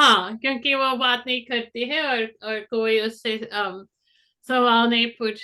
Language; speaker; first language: Hindi; non-native, fluent; English